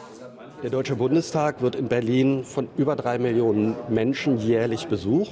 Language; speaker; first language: German; native; German